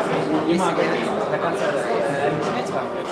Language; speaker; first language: Russian; non-native, local second language; Uzbek